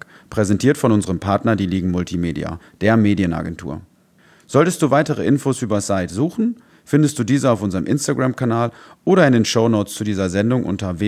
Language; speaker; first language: German; native; German